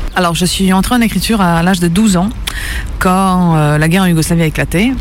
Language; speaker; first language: French; early bilingual, other home language; Serbian